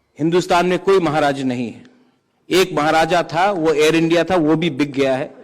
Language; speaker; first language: Hindi; non-native, local second language; Kok Borok